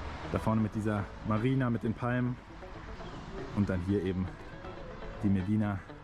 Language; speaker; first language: German; native; German